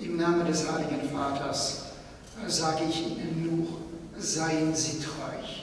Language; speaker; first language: German; non-native, fluent; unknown